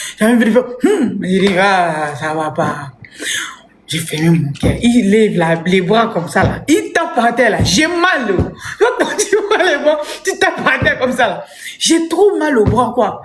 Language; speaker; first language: French; non-native, local second language; Lingala